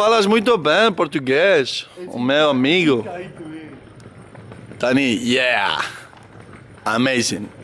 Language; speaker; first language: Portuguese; non-native, learner; Basque